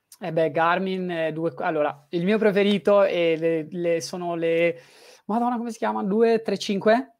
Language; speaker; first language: Italian; early bilingual, other home language; Tigrinya